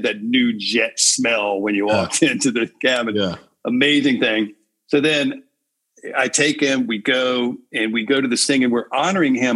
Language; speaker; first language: English; native; English